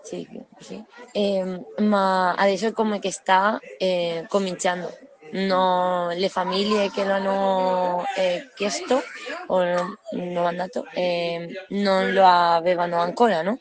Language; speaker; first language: Italian; non-native, learner; Spanish